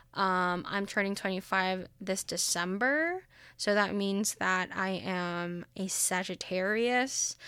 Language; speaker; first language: English; early bilingual, other home language; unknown